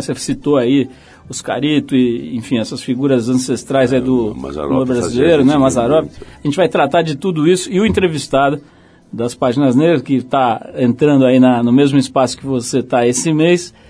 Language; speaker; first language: Portuguese; native; Portuguese